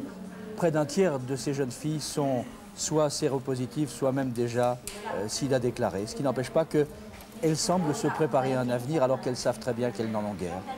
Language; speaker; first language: French; native; French